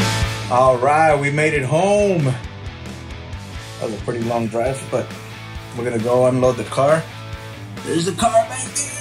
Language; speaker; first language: English; native; English